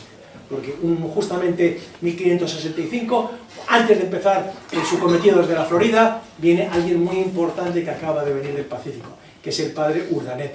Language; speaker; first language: Spanish; native; Spanish